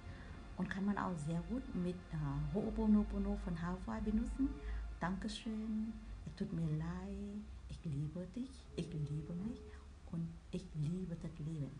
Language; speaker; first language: German; non-native, learner; Vietnamese